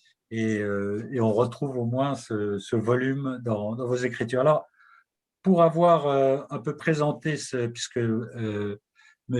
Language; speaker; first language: French; native; French